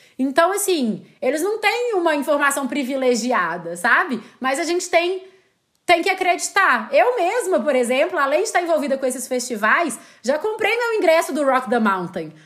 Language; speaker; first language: Portuguese; native; Portuguese